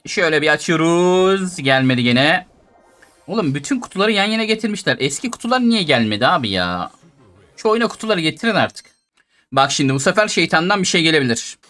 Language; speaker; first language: Turkish; native; Turkish